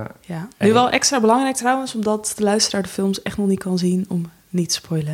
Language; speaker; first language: Dutch; native; Dutch